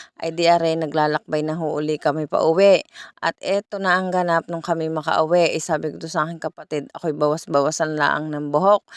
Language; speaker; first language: Filipino; native; Filipino